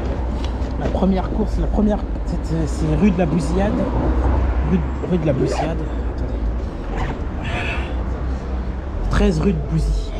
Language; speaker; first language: French; native; French